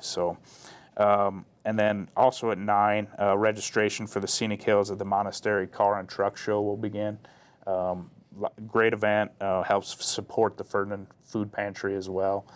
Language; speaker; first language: English; native; English